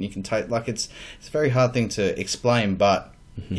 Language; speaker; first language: English; native; English